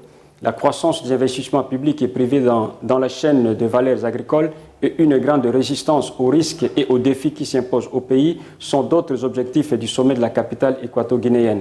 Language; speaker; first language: French; non-native, fluent; Portuguese